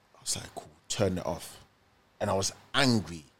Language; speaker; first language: English; early bilingual, other home language; German